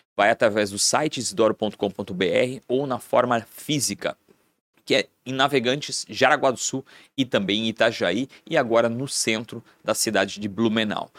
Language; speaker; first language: Portuguese; non-native, fluent; Spanish